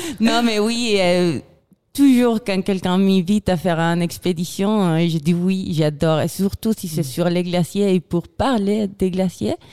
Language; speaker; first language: French; non-native, fluent; Spanish